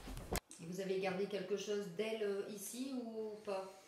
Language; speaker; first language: French; native; French